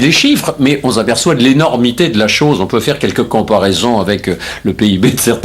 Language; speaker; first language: French; native; French